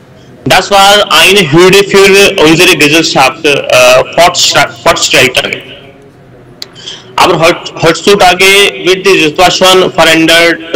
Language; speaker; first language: German; non-native, learner; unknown